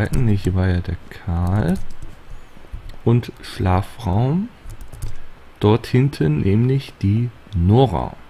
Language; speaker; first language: German; native; German